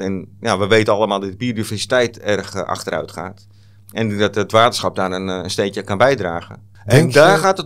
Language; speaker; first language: Dutch; native; Dutch